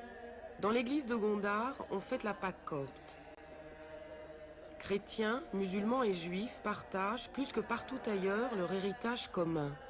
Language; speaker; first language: French; native; French